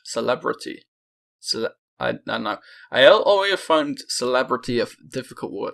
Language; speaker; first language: English; non-native, fluent; Dutch